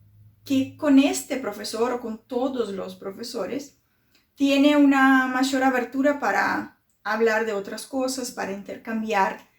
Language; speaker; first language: Spanish; non-native, fluent; Portuguese